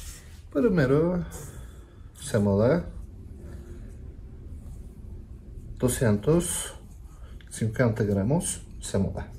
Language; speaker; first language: Spanish; non-native, learner; Turkish